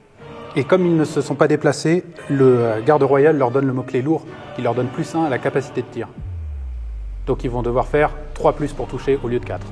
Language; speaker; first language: French; native; French